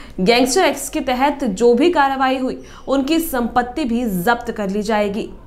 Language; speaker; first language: Hindi; native; Hindi